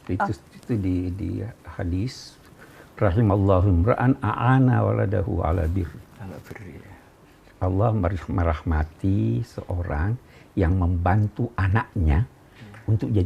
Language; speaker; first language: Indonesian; native; Indonesian